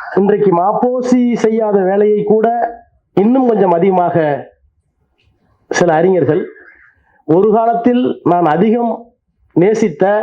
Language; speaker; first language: Tamil; native; Tamil